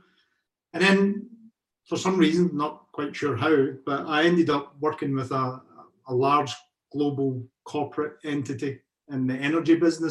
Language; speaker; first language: English; native; English